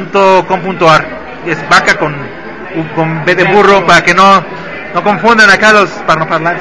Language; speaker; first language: Spanish; native; Spanish